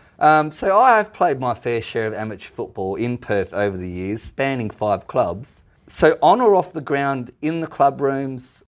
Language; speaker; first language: English; native; English